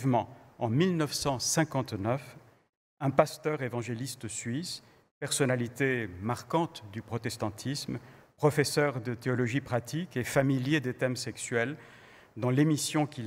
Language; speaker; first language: French; native; French